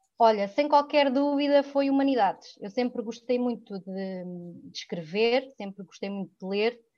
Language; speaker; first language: Portuguese; early bilingual, other home language; French